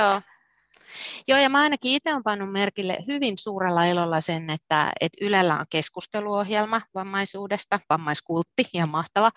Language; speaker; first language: Finnish; native; Finnish